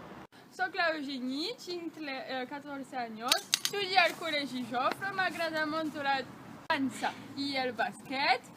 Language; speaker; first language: Catalan; non-native, local second language; French